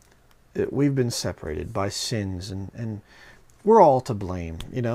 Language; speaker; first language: English; native; English